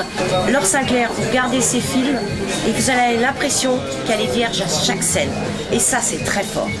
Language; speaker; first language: French; native; French